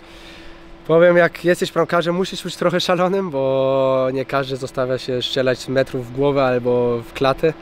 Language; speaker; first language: Polish; early bilingual, heritage; Polish